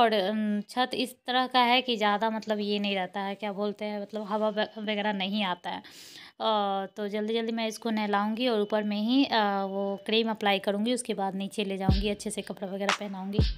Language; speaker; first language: Hindi; native; Hindi